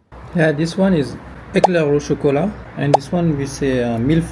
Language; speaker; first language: English; non-native, learner; Arabic